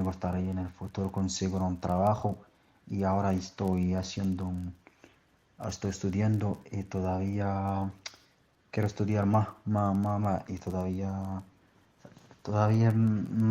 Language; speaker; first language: Spanish; non-native, learner; Arabic